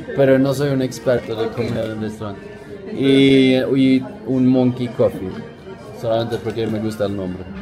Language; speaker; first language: Spanish; non-native, learner; Swedish